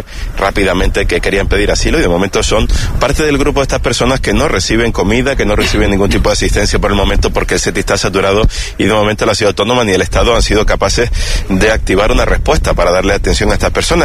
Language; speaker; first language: Spanish; native; Spanish